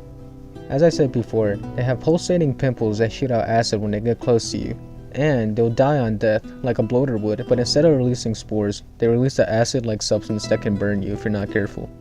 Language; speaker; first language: English; native; English